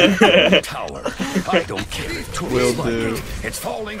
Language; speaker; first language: English; native; English